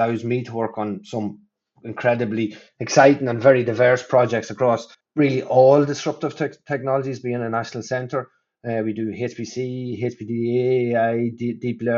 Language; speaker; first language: English; native; English